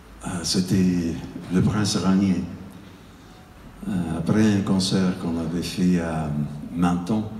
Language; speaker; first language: French; non-native, fluent; Italian